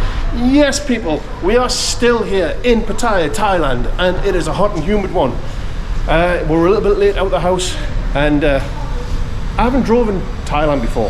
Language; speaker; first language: English; native; English